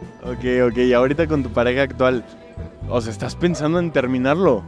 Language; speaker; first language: Spanish; native; Spanish